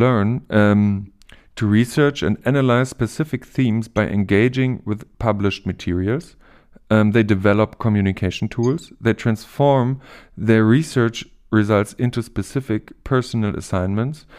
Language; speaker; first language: English; non-native, fluent; German